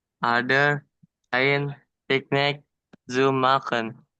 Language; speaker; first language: German; non-native, learner; Indonesian